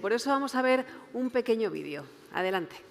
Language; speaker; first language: Spanish; native; Spanish